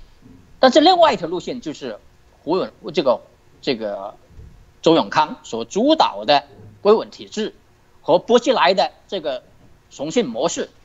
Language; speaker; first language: Chinese; native; Chinese